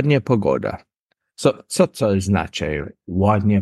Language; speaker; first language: Polish; non-native, learner; English